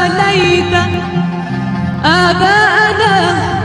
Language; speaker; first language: Arabic; non-native, fluent; Indonesian